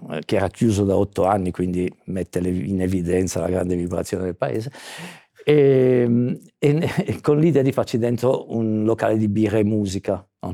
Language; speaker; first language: Italian; native; Italian